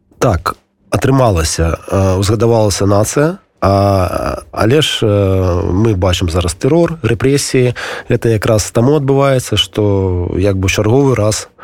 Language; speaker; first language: Belarusian; non-native, local second language; Russian